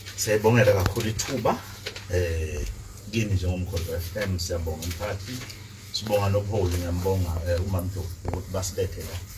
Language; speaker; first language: Zulu; native; Zulu